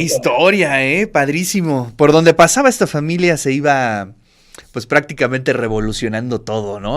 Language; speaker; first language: Spanish; native; Spanish